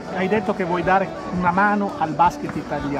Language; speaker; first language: Italian; native; Italian